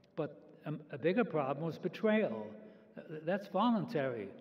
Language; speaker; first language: English; native; English